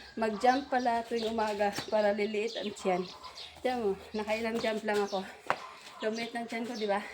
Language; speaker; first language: Filipino; native; Filipino